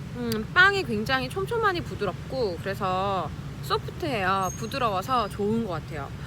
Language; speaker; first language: Korean; native; Korean